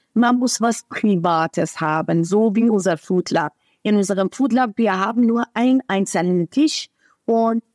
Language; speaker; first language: German; non-native, fluent; Persian